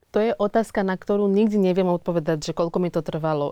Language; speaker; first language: Slovak; early bilingual, other home language; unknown